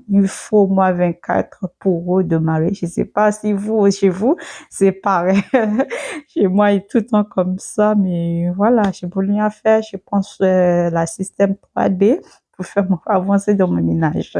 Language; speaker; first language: French; non-native, learner; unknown